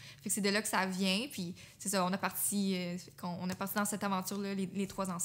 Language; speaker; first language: French; native; French